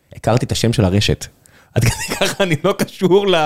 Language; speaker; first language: Hebrew; native; Hebrew